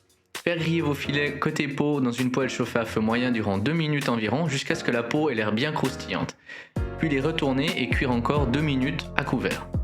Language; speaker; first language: French; native; French